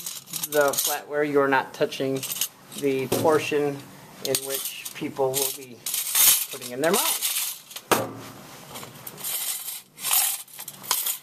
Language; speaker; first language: English; native; English